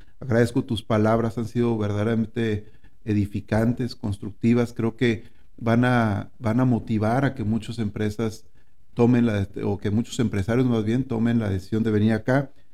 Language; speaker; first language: Spanish; native; Spanish